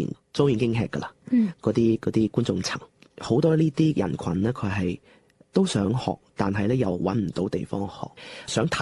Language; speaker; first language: Cantonese; non-native, local second language; Chinese